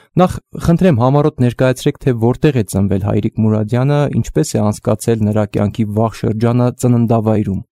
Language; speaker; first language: Armenian; native; Armenian